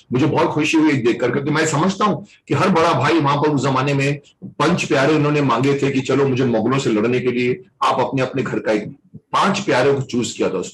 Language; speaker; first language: Hindi; native; Hindi